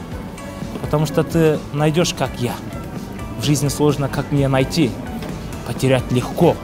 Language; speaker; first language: Russian; non-native, local second language; Kyrgyz